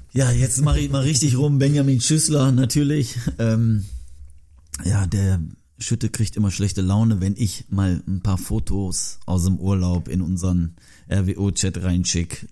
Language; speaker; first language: German; early bilingual, other home language; Turkish